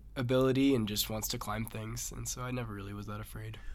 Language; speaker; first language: English; native; English